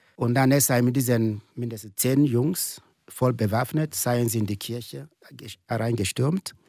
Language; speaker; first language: German; non-native, fluent; Igbo